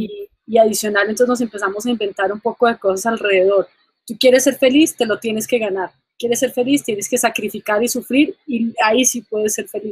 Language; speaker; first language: Spanish; native; Spanish